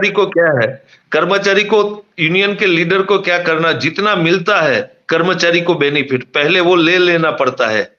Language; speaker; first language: Hindi; non-native, local second language; Gujarati